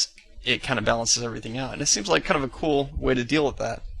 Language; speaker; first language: English; native; English